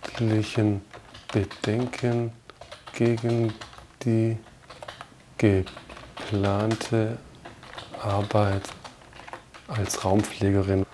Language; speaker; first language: German; native; German